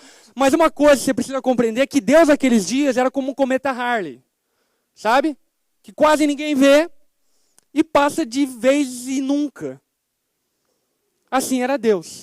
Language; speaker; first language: Portuguese; native; Portuguese